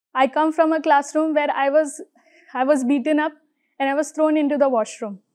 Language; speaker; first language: English; non-native, local second language; Hindi